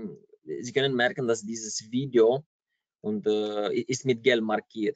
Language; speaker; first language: German; non-native, fluent; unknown